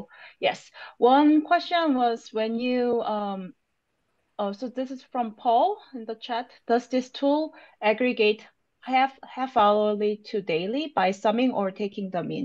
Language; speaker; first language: English; non-native, fluent; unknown